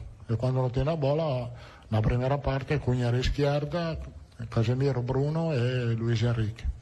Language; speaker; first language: Portuguese; non-native, learner; Italian